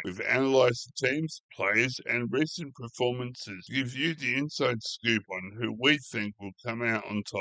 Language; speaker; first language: English; native; English